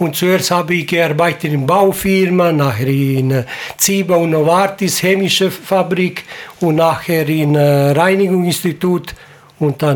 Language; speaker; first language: German; non-native, learner; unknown